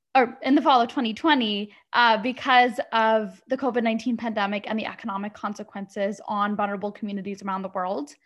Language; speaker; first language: English; early bilingual, other home language; Arabic